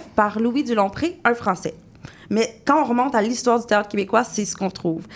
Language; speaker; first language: French; native; French